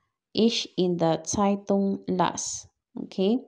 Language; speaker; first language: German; non-native, fluent; Filipino